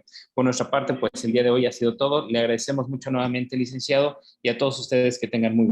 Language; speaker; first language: Spanish; native; Spanish